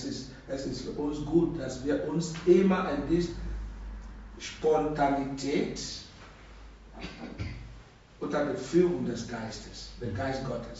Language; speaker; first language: German; non-native, learner; Russian